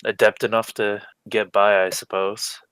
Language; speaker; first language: English; native; English